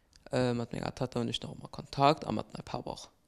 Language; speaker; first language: German; non-native, local second language; Luxembourgish